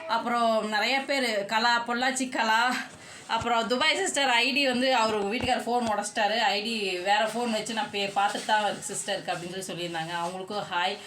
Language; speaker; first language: Tamil; native; Tamil